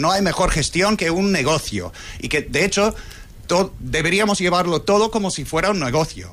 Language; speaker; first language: Spanish; non-native, fluent; English